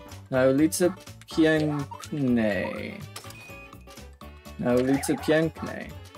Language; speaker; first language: Polish; non-native, learner; English